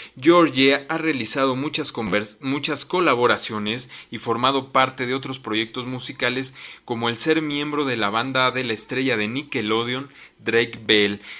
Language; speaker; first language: Spanish; native; Spanish